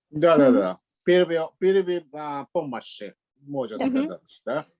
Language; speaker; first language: Russian; non-native, learner; Japanese